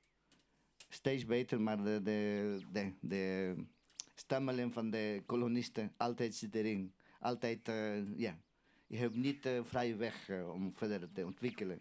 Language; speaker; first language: Dutch; non-native, learner; Aymara